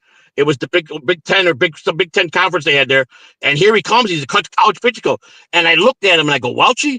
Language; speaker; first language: English; native; English